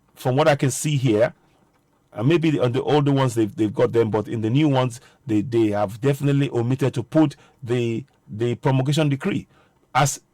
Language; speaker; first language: English; non-native, local second language; Yoruba